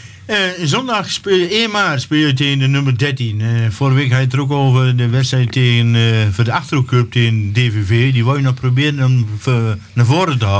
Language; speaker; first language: Dutch; native; Dutch